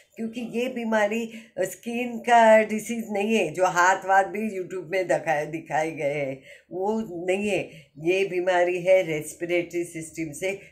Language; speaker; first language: Hindi; non-native, local second language; Marathi